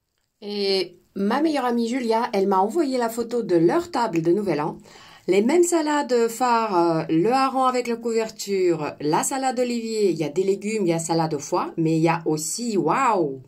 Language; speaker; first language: French; non-native, fluent; Russian